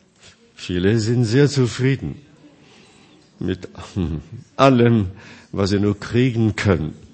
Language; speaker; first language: German; non-native, fluent; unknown